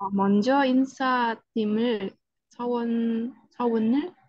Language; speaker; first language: Korean; non-native, learner; Indonesian